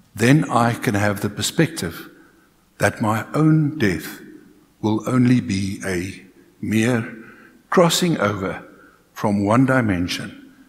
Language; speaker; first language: English; non-native, local second language; Afrikaans